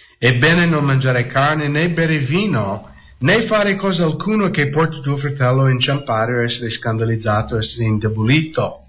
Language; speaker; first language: Italian; non-native, fluent; English